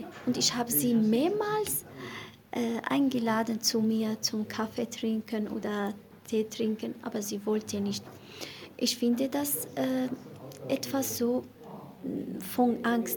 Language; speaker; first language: German; non-native, learner; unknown